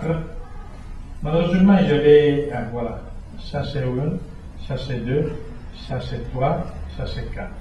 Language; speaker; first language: French; non-native, fluent; Italian